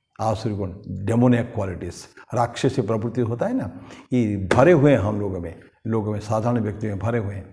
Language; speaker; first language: Hindi; non-native, local second language; Bangla